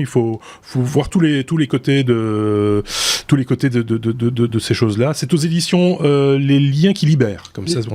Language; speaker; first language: French; native; French